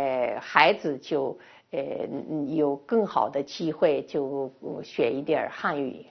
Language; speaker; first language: Chinese; non-native, fluent; Spanish